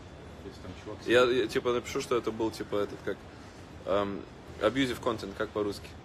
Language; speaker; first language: Russian; native; Russian